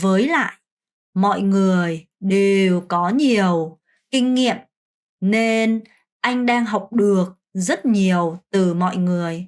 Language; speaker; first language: Vietnamese; non-native, fluent; Korean